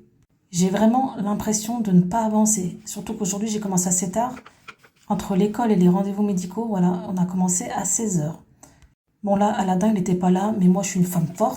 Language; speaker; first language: French; native; French